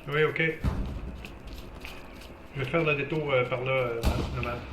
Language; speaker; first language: French; native; French